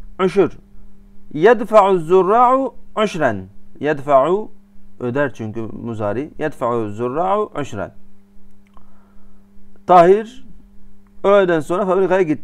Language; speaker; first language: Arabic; non-native, fluent; Turkish